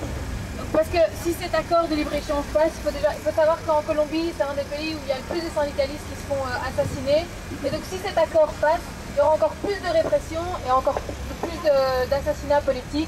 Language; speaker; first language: French; native; French